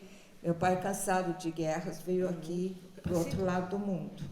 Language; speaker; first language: Portuguese; early bilingual, other home language; Chinese